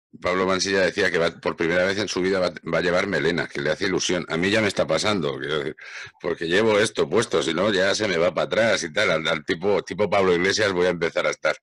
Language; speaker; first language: Spanish; native; Spanish